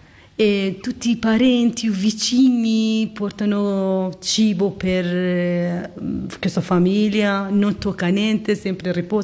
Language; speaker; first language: Italian; non-native, learner; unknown